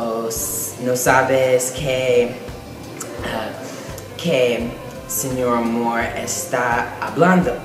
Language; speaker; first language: Spanish; non-native, learner; English